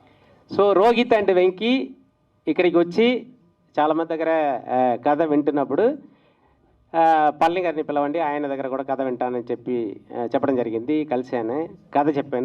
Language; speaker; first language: Telugu; native; Telugu